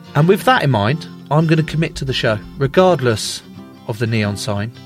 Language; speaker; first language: English; native; English